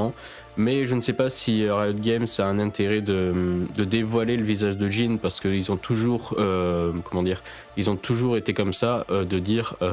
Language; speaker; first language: French; native; French